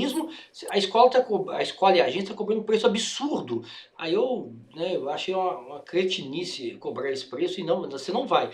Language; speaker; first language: Portuguese; native; Portuguese